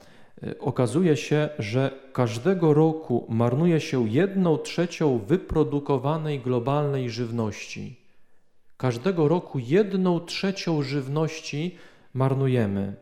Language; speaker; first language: Polish; native; Polish